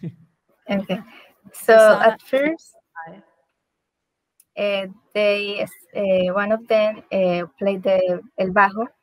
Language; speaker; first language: English; non-native, learner; Spanish